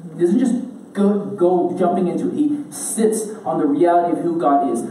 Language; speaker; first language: English; native; English